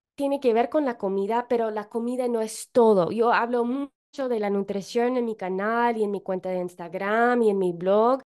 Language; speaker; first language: Spanish; non-native, fluent; English